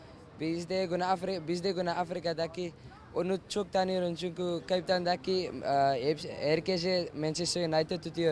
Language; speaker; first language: Turkish; non-native, learner; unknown